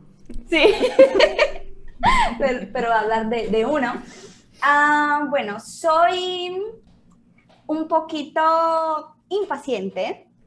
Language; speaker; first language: Spanish; non-native, fluent; Portuguese